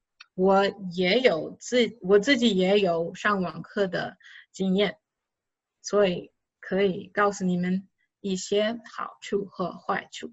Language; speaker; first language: Chinese; non-native, fluent; English